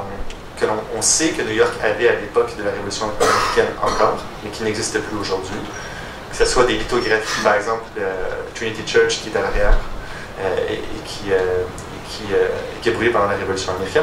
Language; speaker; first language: French; native; French